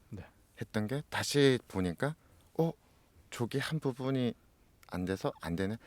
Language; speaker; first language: Korean; native; Korean